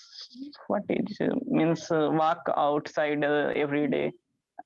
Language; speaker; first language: English; non-native, learner; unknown